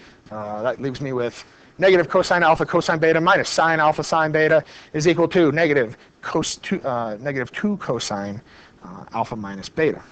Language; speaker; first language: English; native; English